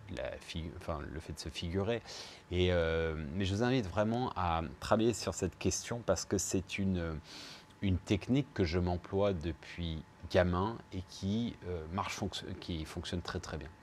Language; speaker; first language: French; native; French